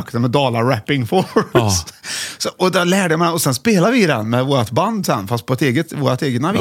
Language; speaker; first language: Swedish; native; Swedish